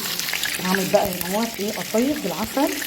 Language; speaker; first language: Arabic; native; Arabic